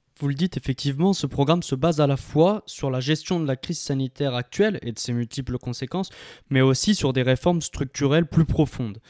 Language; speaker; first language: French; native; French